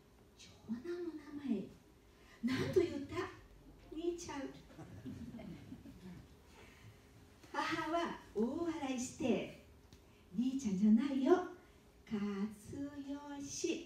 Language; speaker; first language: Japanese; early bilingual, heritage; Japanese